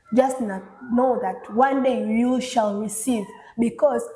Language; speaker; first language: English; non-native, local second language; Swahili